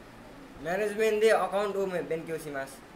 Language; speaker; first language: Japanese; non-native, learner; Nepali